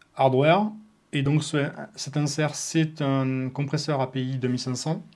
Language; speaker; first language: French; native; French